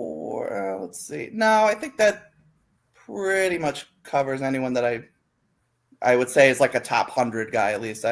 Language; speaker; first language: English; native; English